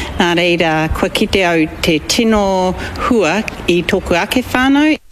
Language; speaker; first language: Māori; non-native, local second language; English